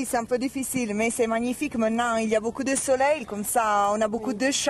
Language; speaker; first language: French; non-native, local second language; Italian